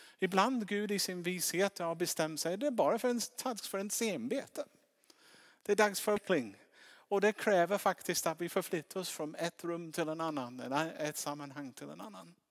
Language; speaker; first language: Swedish; non-native, fluent; English